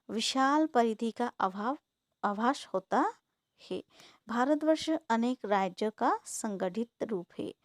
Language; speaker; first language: Hindi; non-native, local second language; Assamese